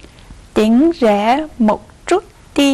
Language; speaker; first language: Vietnamese; non-native, learner; Chinese